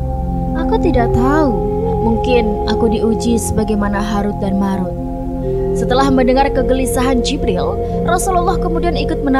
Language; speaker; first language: Indonesian; native; Indonesian